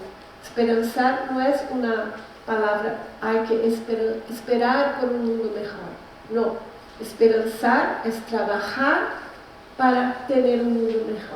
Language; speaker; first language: Spanish; non-native, learner; Portuguese